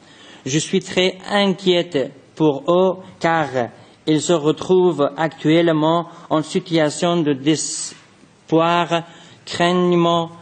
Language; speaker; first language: French; non-native, fluent; Persian